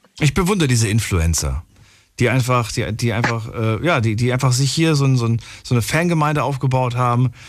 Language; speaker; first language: German; native; German